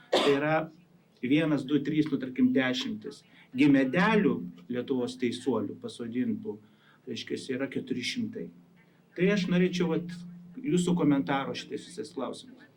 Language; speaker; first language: Lithuanian; native; Lithuanian